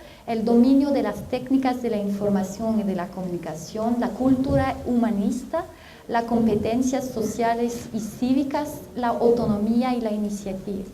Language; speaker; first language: Spanish; non-native, fluent; French